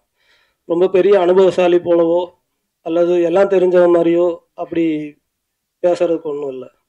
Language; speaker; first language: Tamil; native; Tamil